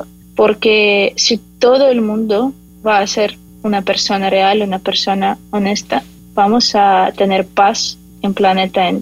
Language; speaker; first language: Spanish; non-native, fluent; Ukrainian